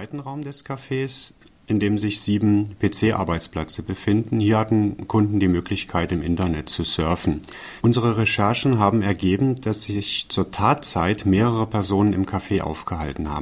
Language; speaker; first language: German; native; German